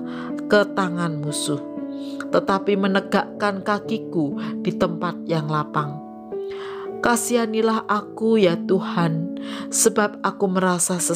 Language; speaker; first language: Indonesian; native; Indonesian